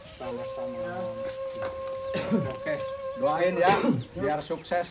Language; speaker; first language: Indonesian; native; Indonesian